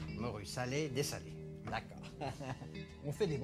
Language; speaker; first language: French; native; French